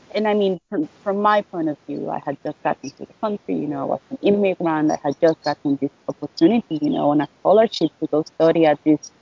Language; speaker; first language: English; non-native, fluent; Spanish